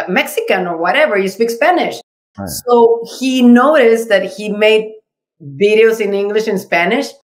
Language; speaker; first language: English; non-native, fluent; Spanish